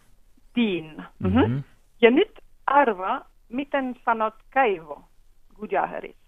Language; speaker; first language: Finnish; non-native, fluent; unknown